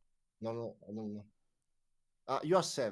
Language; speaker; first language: English; non-native, learner; Italian